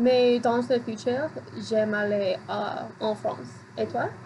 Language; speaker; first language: French; non-native, learner; English